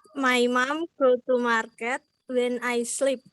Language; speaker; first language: English; non-native, learner; Indonesian